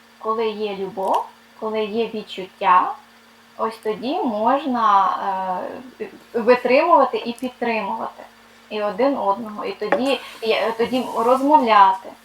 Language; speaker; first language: Ukrainian; non-native, local second language; Russian